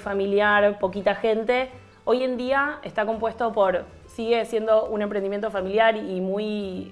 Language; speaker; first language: Spanish; native; Spanish